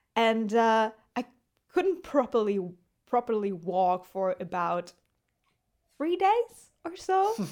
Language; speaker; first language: English; non-native, fluent; German